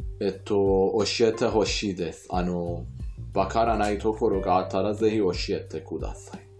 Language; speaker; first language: Japanese; non-native, fluent; Persian